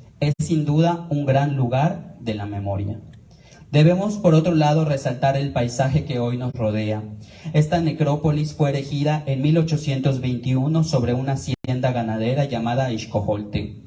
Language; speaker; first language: Spanish; native; Spanish